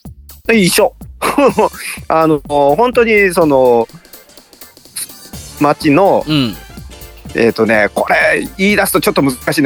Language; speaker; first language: Japanese; native; Japanese